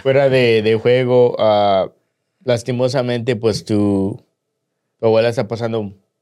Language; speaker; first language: Spanish; early bilingual, heritage; Spanish